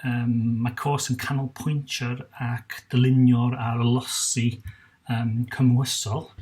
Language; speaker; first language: Welsh; non-native, local second language; English